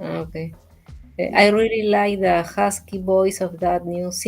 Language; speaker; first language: English; non-native, learner; Spanish